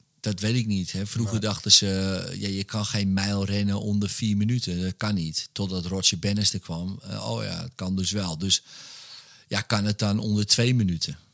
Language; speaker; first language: Dutch; native; Dutch